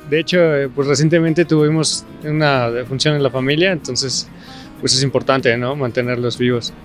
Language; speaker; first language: Spanish; native; Spanish